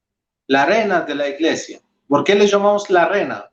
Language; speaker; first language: Spanish; non-native, fluent; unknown